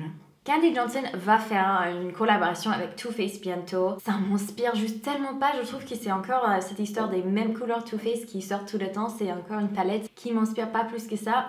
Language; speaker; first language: French; non-native, fluent; English